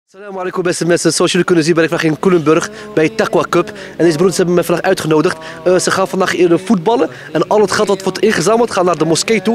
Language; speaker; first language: Dutch; native; Dutch